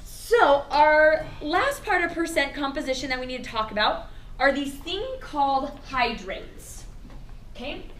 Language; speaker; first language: English; native; English